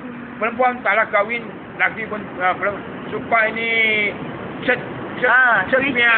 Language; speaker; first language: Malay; non-native, local second language; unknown